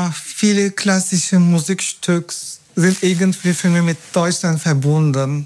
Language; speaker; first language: German; non-native, fluent; Turkish